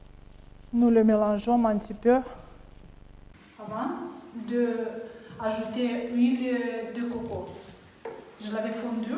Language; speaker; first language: French; non-native, learner; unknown